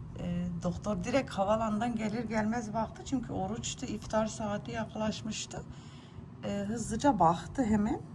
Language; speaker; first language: Turkish; early bilingual, heritage; Turkish